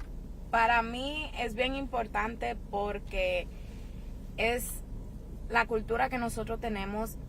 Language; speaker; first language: Spanish; early bilingual, heritage; Spanish